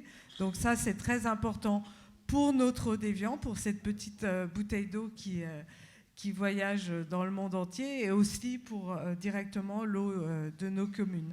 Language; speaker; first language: French; native; French